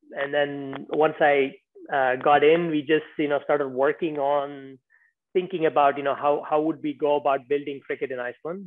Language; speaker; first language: English; non-native, local second language; Tamil